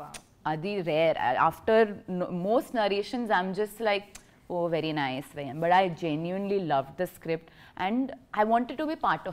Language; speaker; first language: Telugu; non-native, local second language; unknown